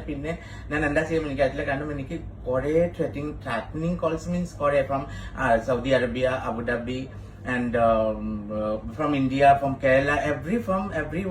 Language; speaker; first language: Malayalam; non-native, fluent; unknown